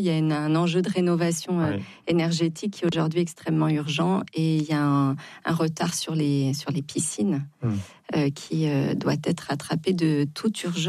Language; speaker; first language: French; native; French